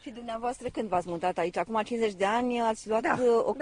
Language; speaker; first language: Romanian; native; Romanian